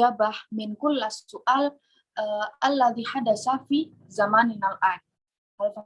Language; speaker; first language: Arabic; non-native, learner; Indonesian